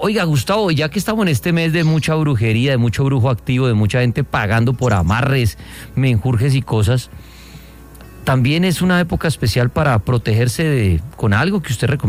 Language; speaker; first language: Spanish; native; Spanish